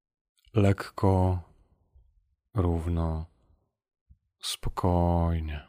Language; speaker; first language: Polish; native; Polish